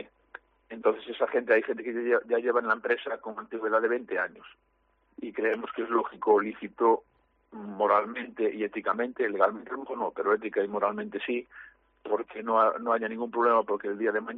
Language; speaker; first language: Spanish; native; Spanish